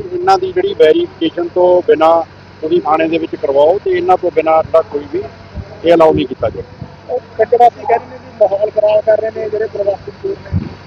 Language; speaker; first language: Punjabi; native; Punjabi